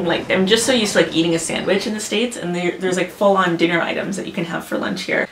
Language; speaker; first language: English; native; English